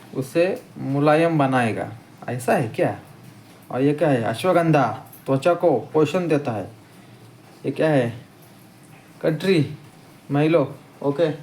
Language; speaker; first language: Hindi; non-native, local second language; Marathi